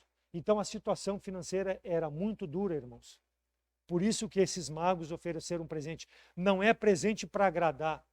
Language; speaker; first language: Portuguese; native; Portuguese